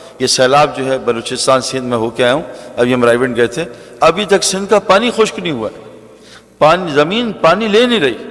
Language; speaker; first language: Urdu; native; Urdu